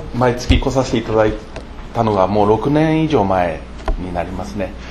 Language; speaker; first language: Japanese; native; Japanese